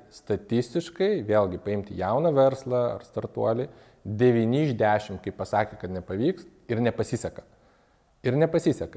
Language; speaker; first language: Lithuanian; native; Lithuanian